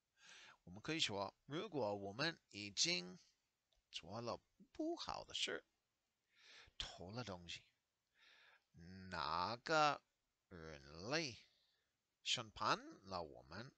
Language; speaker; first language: Chinese; non-native, learner; English